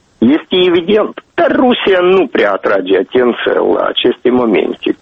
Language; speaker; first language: Romanian; non-native, local second language; Russian